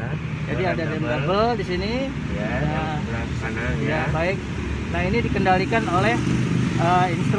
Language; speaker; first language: Indonesian; native; Indonesian